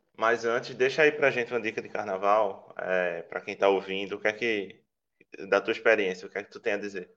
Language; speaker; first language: Portuguese; native; Portuguese